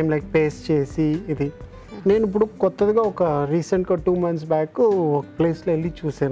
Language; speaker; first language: Telugu; native; Telugu